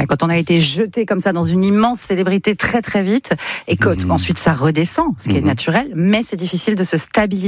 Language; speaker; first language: French; native; French